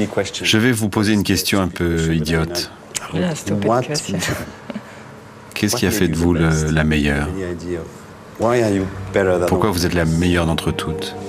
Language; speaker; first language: French; native; French